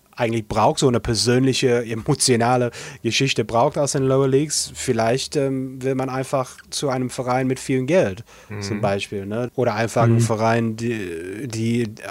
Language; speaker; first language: German; non-native, fluent; English